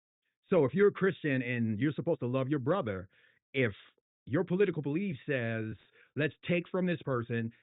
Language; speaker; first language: English; native; English